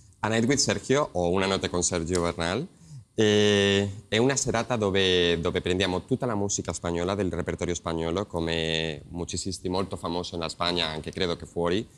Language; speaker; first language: Italian; non-native, learner; Spanish